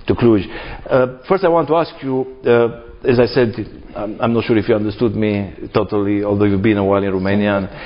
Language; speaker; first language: English; non-native, fluent; Romanian